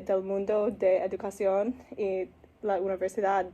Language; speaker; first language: Spanish; non-native, learner; English